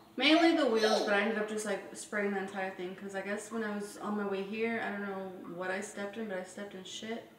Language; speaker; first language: English; early bilingual, other home language; Spanish